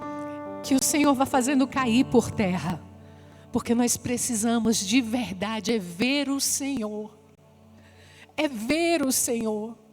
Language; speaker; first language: Portuguese; native; Portuguese